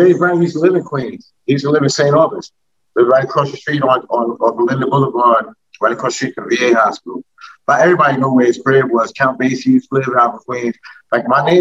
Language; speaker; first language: English; native; English